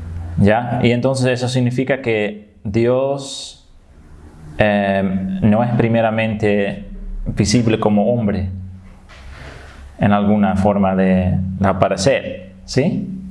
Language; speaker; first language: Spanish; non-native, fluent; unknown